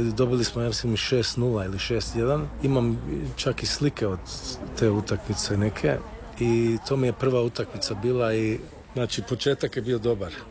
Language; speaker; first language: Croatian; early bilingual, heritage; Croatian